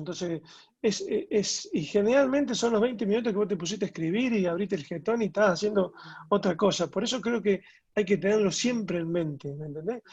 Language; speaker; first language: Spanish; native; Spanish